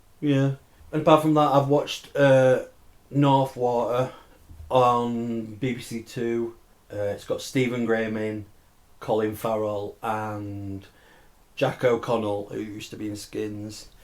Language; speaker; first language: English; native; English